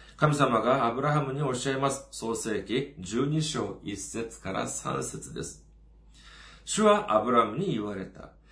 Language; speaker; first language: Japanese; non-native, fluent; Korean